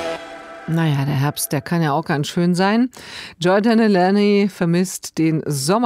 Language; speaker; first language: German; native; German